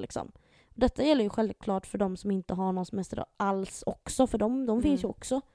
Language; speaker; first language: Swedish; native; Swedish